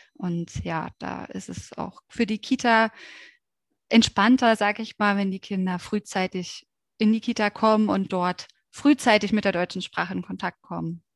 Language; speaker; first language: German; native; German